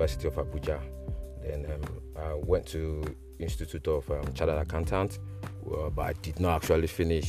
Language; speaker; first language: English; non-native, local second language; Yoruba